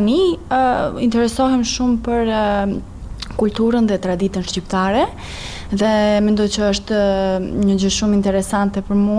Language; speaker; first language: Albanian; non-native, learner; Serbian